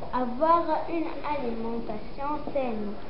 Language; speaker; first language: French; non-native, learner; Arabic